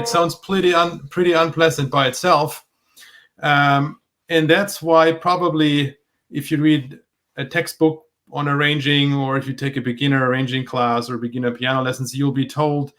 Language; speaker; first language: English; non-native, fluent; German